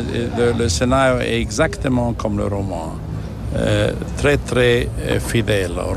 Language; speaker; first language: French; non-native, fluent; German